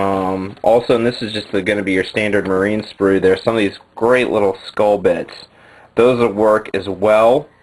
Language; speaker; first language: English; native; English